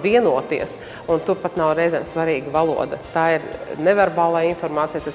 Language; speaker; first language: Latvian; native; Latvian